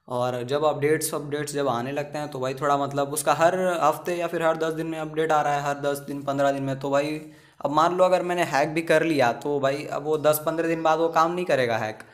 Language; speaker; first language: Hindi; native; Hindi